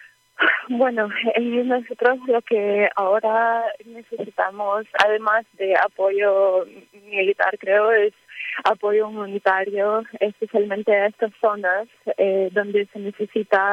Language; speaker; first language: Spanish; early bilingual, heritage; Ukrainian